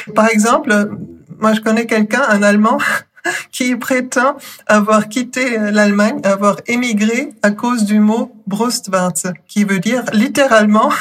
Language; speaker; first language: French; non-native, fluent; German